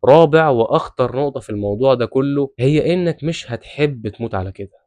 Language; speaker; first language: Arabic; native; Arabic